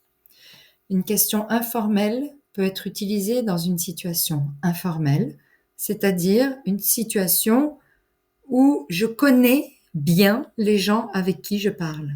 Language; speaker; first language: French; native; French